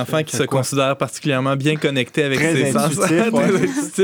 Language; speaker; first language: French; native; French